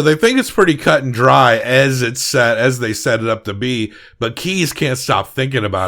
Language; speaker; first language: English; native; English